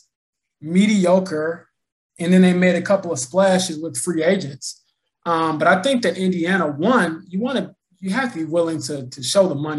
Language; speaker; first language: English; native; English